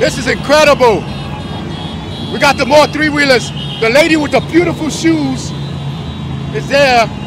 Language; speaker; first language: English; early bilingual, other home language; Spanish